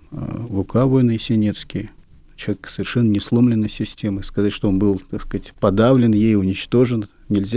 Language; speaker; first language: Russian; native; Russian